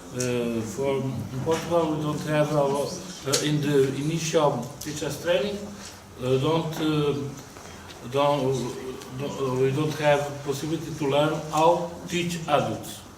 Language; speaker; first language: English; non-native, fluent; Portuguese